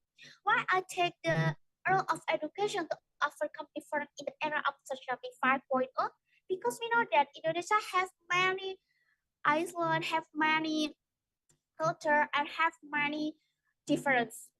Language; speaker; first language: English; non-native, learner; Indonesian